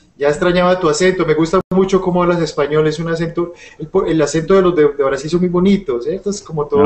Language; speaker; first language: Spanish; native; Spanish